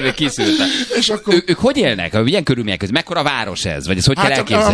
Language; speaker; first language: Hungarian; native; Hungarian